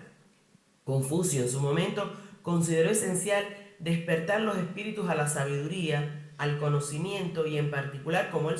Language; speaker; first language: Spanish; native; Spanish